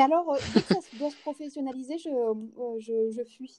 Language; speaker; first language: French; native; French